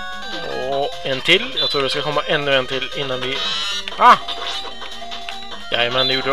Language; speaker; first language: Swedish; native; Swedish